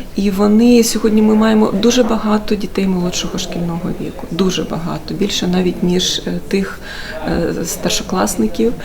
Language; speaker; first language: Ukrainian; native; Ukrainian